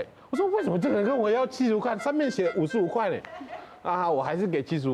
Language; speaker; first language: Chinese; non-native, fluent; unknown